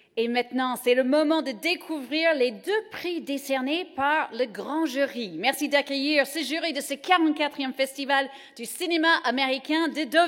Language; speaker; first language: French; native; French